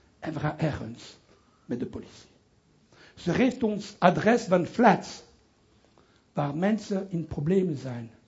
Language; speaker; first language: Dutch; non-native, local second language; French